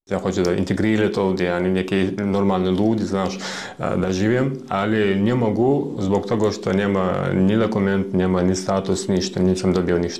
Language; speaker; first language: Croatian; non-native, learner; Chechen